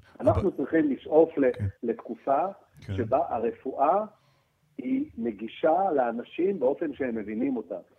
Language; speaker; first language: Hebrew; early bilingual, other home language; French